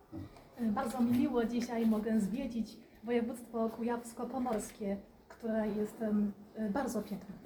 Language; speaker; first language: Polish; non-native, fluent; Chinese